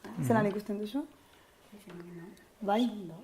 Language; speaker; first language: Basque; non-native, learner; Spanish